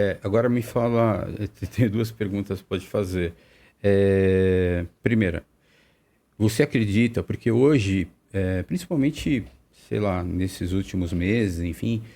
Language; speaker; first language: Portuguese; native; Portuguese